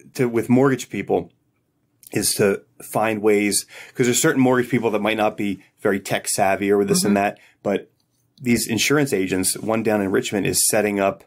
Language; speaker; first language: English; native; English